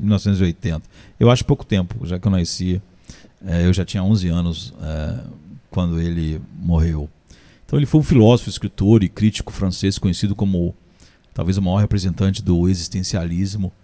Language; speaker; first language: Portuguese; native; Portuguese